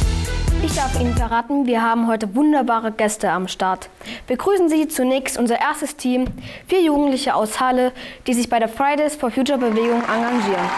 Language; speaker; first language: German; native; German